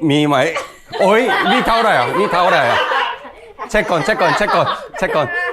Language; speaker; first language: Thai; non-native, learner; Korean